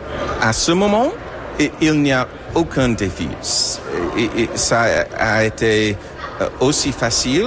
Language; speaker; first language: French; non-native, fluent; English